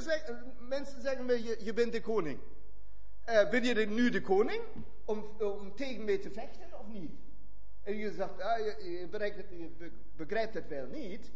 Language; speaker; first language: Dutch; non-native, fluent; German